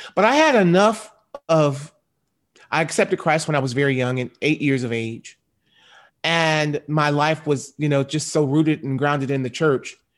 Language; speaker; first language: English; native; English